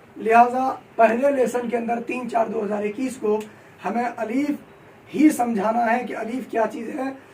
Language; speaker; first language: Hindi; native; Hindi